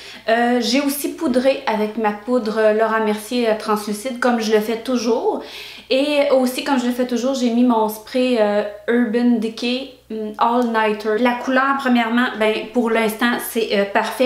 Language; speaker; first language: French; native; French